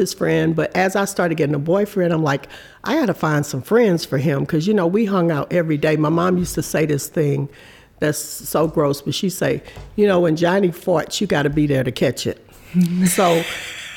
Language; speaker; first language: English; native; English